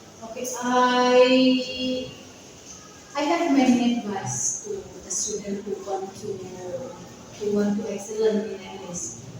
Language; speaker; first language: English; non-native, learner; Indonesian